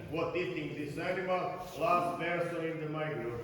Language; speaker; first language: English; non-native, learner; Croatian